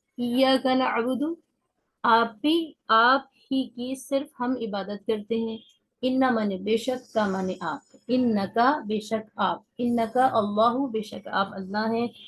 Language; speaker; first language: Urdu; native; Urdu